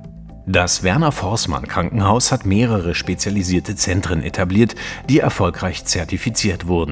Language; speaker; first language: German; native; German